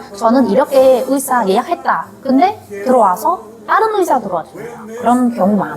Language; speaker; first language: Korean; non-native, learner; Vietnamese